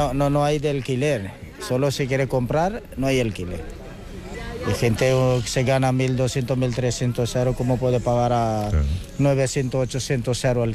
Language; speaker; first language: Spanish; non-native, learner; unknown